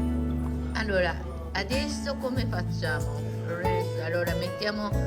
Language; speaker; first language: Italian; non-native, learner; Japanese